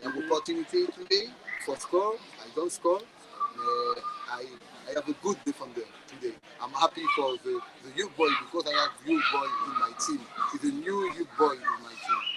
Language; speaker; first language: English; non-native, learner; French